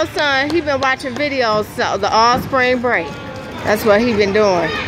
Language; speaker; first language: English; native; English